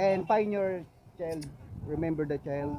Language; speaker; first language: English; non-native, learner; Filipino